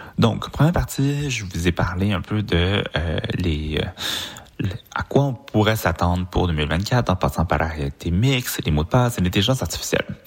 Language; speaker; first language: French; native; French